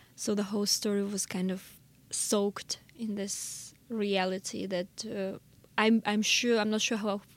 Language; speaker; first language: English; non-native, fluent; Russian